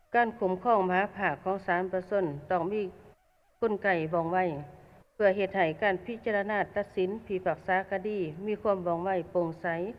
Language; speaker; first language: Lao; native; Lao